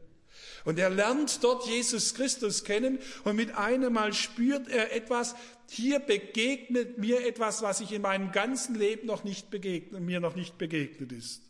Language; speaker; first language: German; native; German